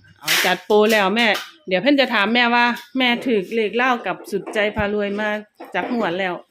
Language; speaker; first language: Thai; native; Thai